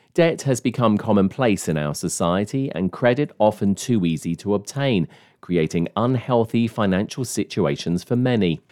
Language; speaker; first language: English; native; English